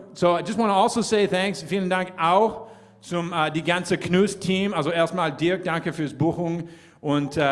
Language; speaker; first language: German; non-native, fluent; English